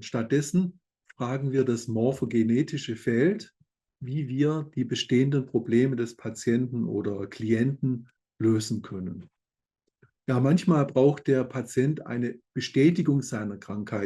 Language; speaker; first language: German; native; German